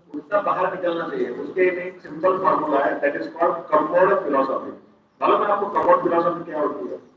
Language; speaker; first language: Hindi; non-native, local second language; Marathi